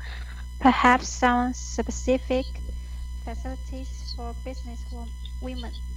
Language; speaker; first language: English; non-native, learner; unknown